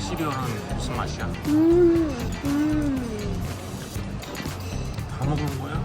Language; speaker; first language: Korean; native; Korean